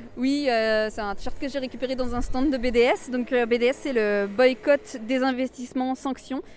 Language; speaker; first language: French; native; French